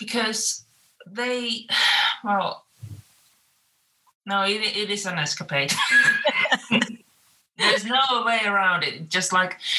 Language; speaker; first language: English; non-native, fluent; Finnish